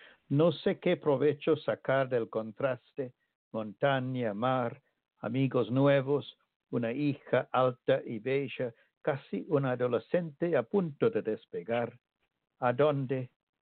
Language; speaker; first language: Spanish; non-native, fluent; Tamil